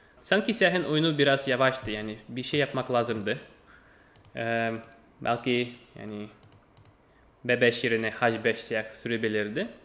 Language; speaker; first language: Turkish; non-native, fluent; Russian